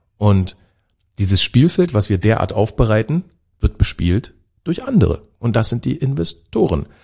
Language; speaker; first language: German; native; German